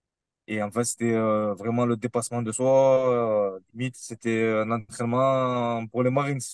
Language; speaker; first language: French; native; French